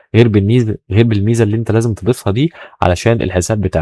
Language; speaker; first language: Arabic; native; Arabic